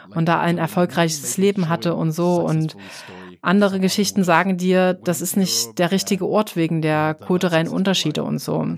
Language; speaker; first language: German; non-native, fluent; Arabic